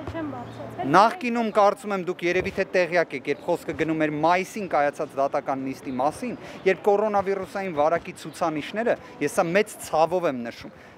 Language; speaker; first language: Armenian; native; Armenian